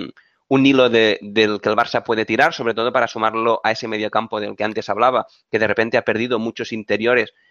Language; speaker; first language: Spanish; native; Spanish